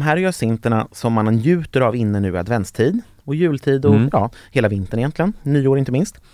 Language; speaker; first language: Swedish; native; Swedish